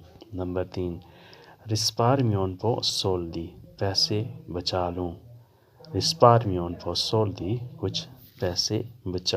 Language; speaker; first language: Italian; non-native, fluent; Urdu